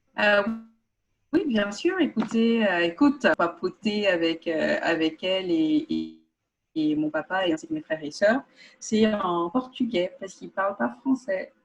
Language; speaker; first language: French; non-native, local second language; Portuguese